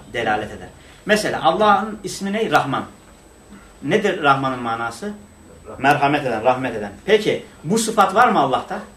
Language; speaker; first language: Turkish; non-native, local second language; Kurdish